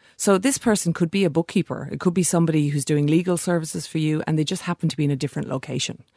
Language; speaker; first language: English; native; English